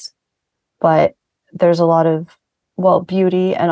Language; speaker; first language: English; native; English